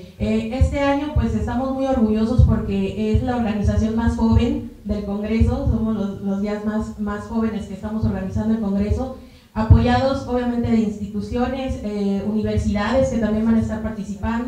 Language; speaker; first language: Spanish; native; Spanish